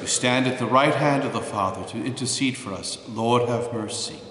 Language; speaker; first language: English; native; English